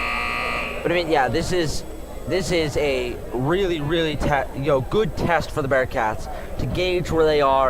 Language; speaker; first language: English; native; English